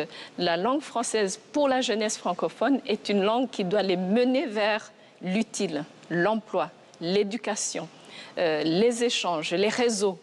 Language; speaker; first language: French; non-native, local second language; Kinyarwanda